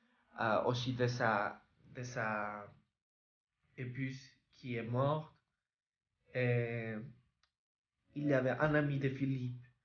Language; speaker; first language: French; non-native, learner; Spanish